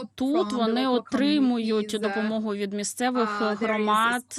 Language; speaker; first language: Ukrainian; non-native, fluent; Hungarian